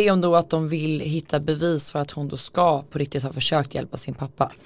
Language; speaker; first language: Swedish; native; Swedish